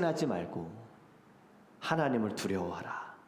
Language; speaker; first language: Korean; native; Korean